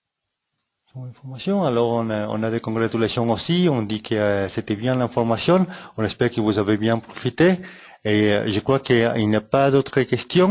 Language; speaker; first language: French; non-native, fluent; Spanish